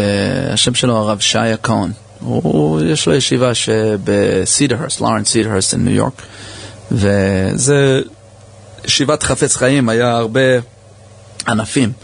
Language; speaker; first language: Hebrew; early bilingual, heritage; English